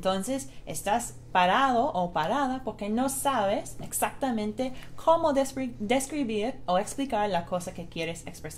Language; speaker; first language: Spanish; non-native, fluent; English